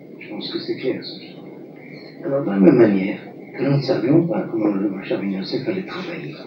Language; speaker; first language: French; non-native, local second language; Arabic